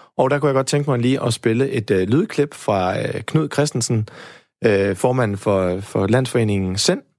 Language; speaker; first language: Danish; native; Danish